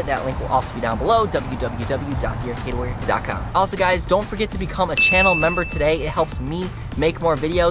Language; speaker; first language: English; native; English